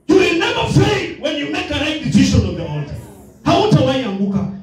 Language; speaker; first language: English; non-native, local second language; Swahili